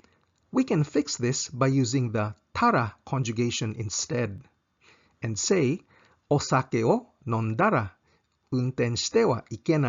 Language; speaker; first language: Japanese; non-native, fluent; English